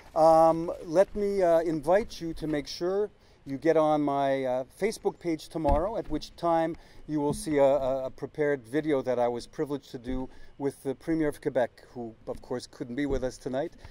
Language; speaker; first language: English; native; English